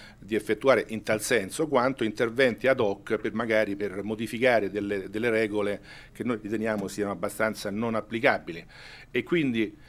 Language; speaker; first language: Italian; native; Italian